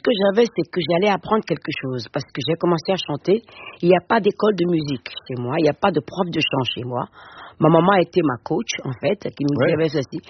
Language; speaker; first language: French; non-native, local second language; Fon